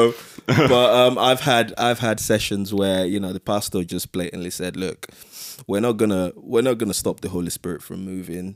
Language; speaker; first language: English; non-native, local second language; Yoruba